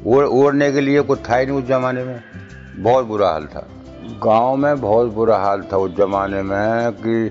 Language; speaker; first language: Hindi; native; Hindi